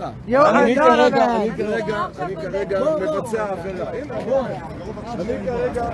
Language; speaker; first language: Hebrew; native; Hebrew